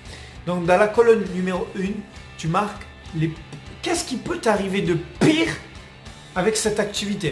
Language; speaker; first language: French; native; French